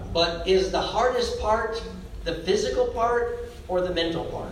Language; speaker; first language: English; native; English